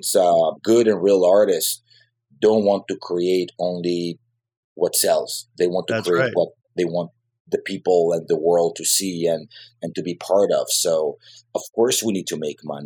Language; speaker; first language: English; non-native, fluent; Hebrew